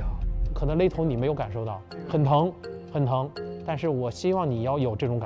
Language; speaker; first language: Chinese; native; Chinese